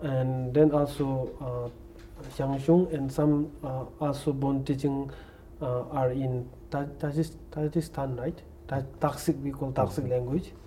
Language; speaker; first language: English; non-native, learner; Tibetan